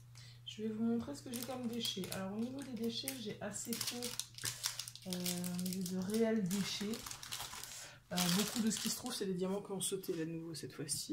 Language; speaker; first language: French; native; French